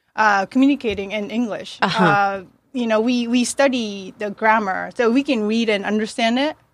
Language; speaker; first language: English; non-native, fluent; Japanese